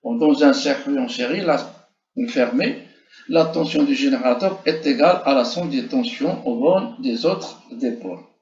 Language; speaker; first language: French; non-native, local second language; Arabic